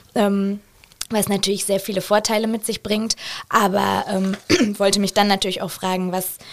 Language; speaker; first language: German; native; German